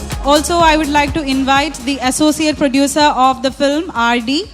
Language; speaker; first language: English; non-native, local second language; Malayalam